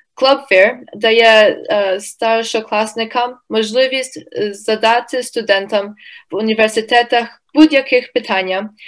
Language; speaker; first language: Ukrainian; early bilingual, heritage; Ukrainian